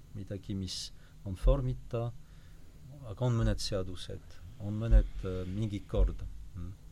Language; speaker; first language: Estonian; non-native, fluent; French